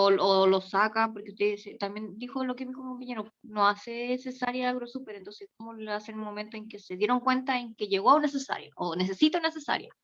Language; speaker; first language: Spanish; native; Spanish